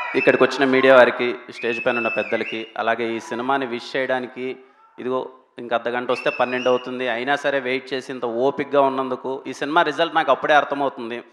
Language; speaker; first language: Telugu; native; Telugu